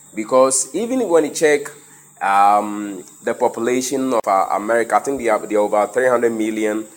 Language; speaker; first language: English; non-native, local second language; Akan